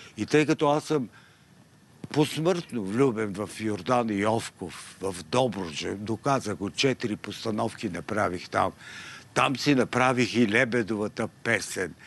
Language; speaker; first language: Bulgarian; native; Bulgarian